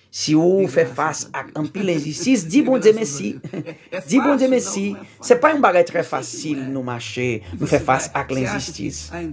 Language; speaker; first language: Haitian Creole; non-native, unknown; Portuguese